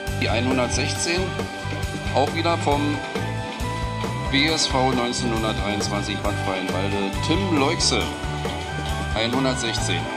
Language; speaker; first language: German; native; German